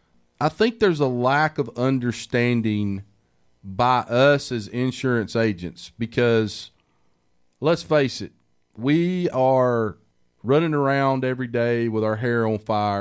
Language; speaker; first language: English; native; English